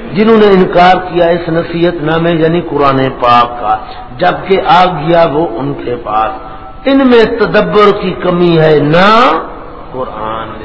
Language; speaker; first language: Urdu; non-native, local second language; Punjabi